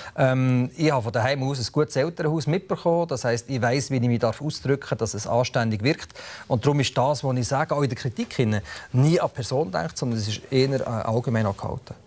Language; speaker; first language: German; native; German